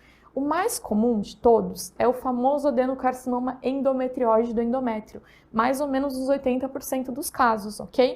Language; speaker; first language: Portuguese; native; Portuguese